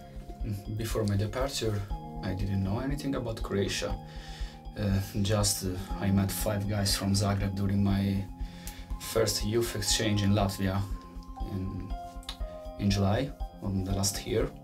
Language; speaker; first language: English; non-native, fluent; Italian